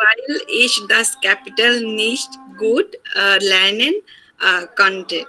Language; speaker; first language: German; non-native, learner; Bangla